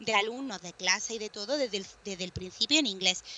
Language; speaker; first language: Spanish; native; Spanish